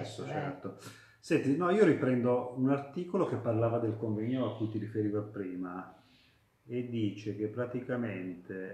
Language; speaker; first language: Italian; native; Italian